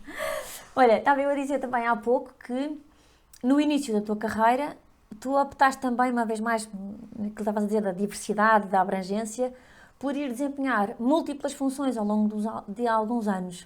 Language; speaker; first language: Portuguese; native; Portuguese